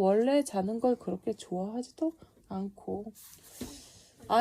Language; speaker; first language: Korean; native; Korean